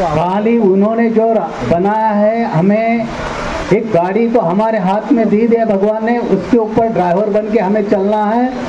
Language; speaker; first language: Hindi; non-native, local second language; Marathi